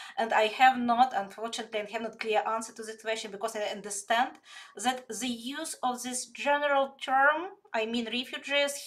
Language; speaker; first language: English; non-native, fluent; Ukrainian